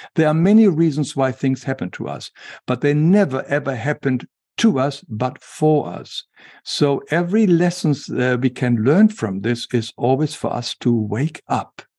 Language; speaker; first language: English; non-native, fluent; German